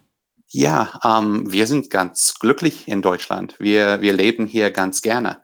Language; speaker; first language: German; non-native, fluent; English